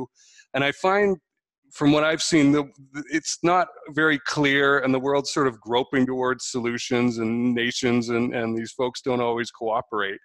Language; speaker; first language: English; native; English